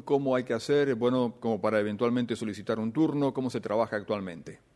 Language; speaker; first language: Spanish; native; Spanish